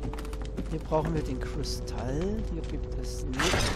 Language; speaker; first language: German; native; German